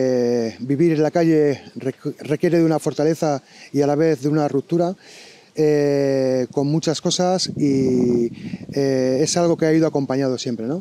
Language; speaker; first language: Spanish; native; Spanish